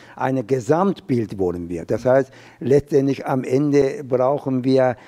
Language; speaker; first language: German; non-native, fluent; Persian